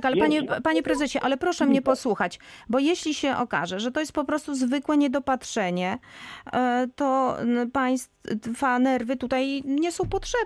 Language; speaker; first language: Polish; native; Polish